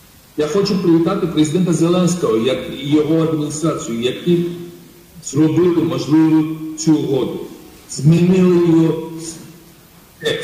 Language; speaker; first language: Ukrainian; non-native, fluent; Georgian